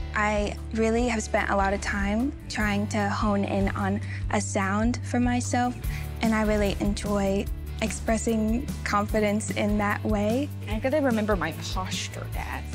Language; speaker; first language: English; native; English